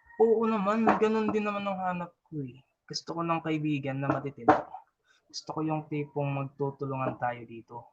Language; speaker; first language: Filipino; non-native, local second language; Waray